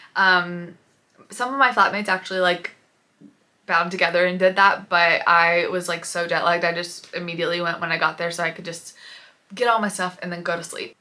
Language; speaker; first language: English; native; English